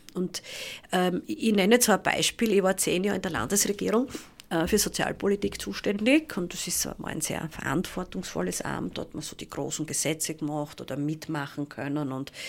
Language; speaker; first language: German; native; German